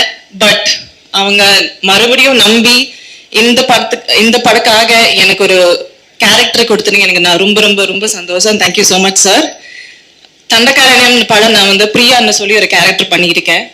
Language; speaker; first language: Tamil; non-native, learner; Malayalam